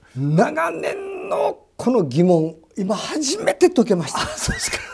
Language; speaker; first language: Japanese; native; Japanese